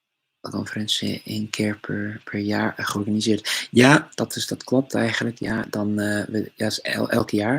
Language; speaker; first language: Dutch; non-native, fluent; English